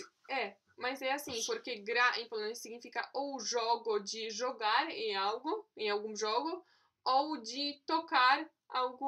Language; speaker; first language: Portuguese; non-native, fluent; Polish